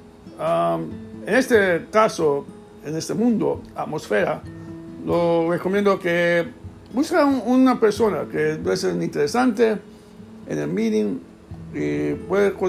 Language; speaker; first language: Spanish; early bilingual, heritage; English